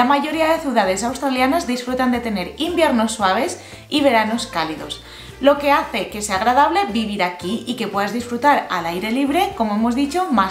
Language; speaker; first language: Spanish; native; Spanish